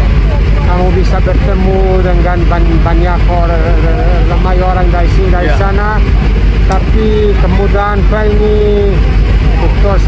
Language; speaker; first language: Indonesian; non-native, learner; Italian